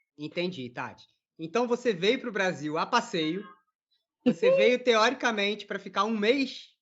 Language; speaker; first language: Portuguese; native; Portuguese